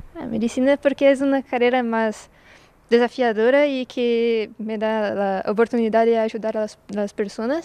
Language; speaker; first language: Spanish; non-native, learner; Portuguese